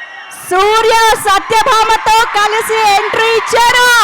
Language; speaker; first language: Telugu; native; Telugu